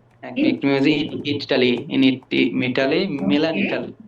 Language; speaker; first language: English; non-native, learner; Bangla